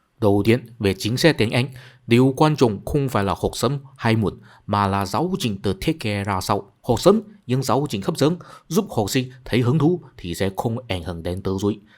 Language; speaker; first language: Vietnamese; non-native, fluent; Chinese